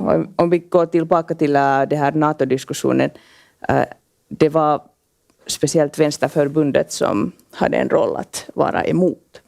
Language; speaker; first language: Swedish; non-native, local second language; Finnish